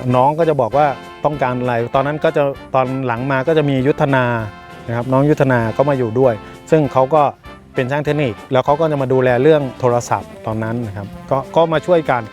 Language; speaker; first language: Thai; native; Thai